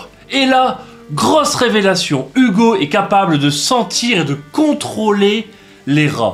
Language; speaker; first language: French; native; French